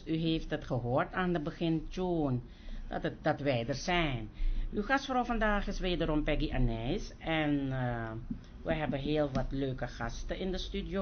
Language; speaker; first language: Dutch; native; Dutch